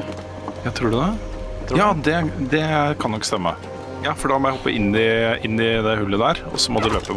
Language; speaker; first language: Norwegian; native; Norwegian